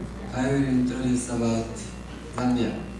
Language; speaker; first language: English; non-native, learner; Japanese